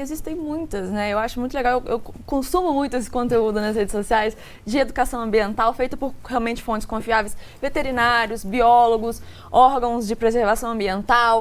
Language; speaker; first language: Portuguese; native; Portuguese